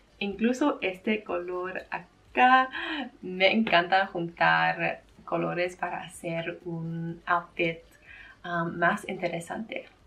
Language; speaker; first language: Spanish; non-native, learner; English